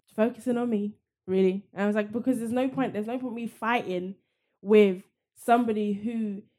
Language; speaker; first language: English; native; English